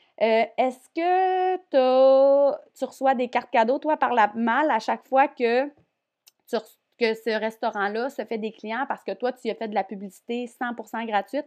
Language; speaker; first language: French; native; French